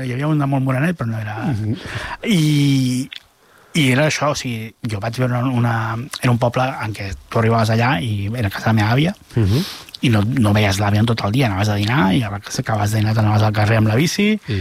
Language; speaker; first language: Catalan; native; Catalan